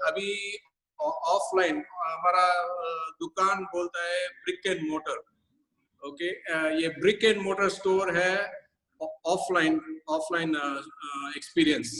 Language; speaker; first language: Hindi; non-native, local second language; Tamil